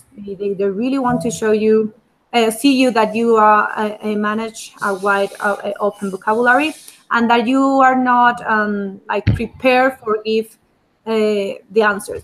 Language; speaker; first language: English; non-native, fluent; Spanish